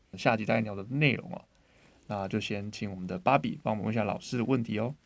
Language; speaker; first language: Chinese; native; Chinese